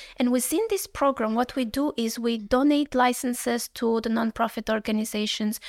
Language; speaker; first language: English; non-native, fluent; Uzbek